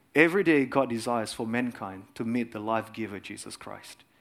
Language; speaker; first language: English; non-native, fluent; Indonesian